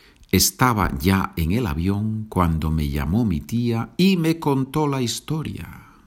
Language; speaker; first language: Spanish; native; Spanish